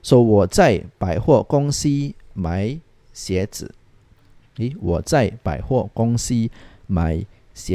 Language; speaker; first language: Chinese; non-native, fluent; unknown